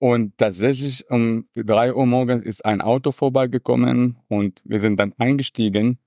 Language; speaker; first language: German; non-native, fluent; Arabic